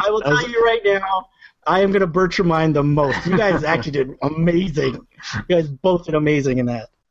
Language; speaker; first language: English; native; English